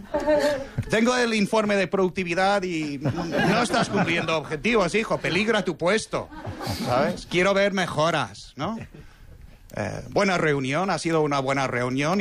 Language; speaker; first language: Spanish; non-native, fluent; English